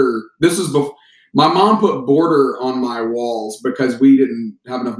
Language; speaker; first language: English; native; English